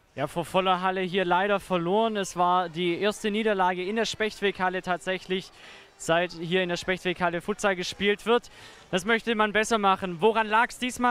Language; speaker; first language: German; native; German